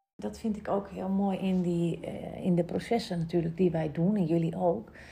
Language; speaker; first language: Dutch; native; Dutch